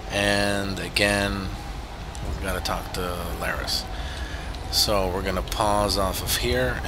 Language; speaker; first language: English; native; English